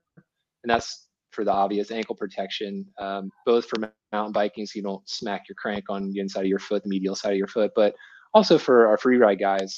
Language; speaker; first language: English; native; English